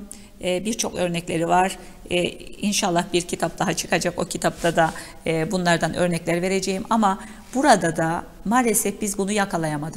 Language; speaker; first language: Turkish; native; Turkish